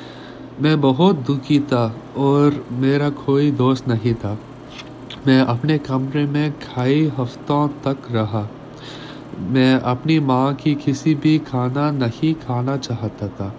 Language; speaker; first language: Hindi; non-native, learner; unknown